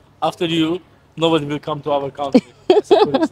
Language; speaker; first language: English; non-native, learner; Azerbaijani